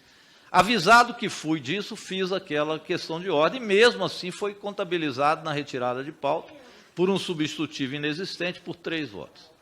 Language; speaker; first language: Portuguese; native; Portuguese